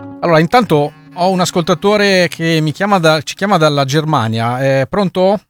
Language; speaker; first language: Italian; native; Italian